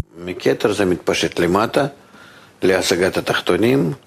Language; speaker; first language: Hebrew; non-native, fluent; Russian